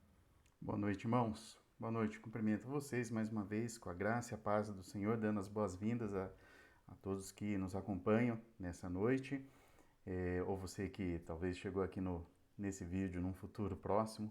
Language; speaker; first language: Portuguese; native; Portuguese